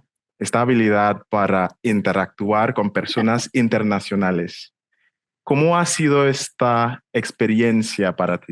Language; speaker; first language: Spanish; non-native, fluent; English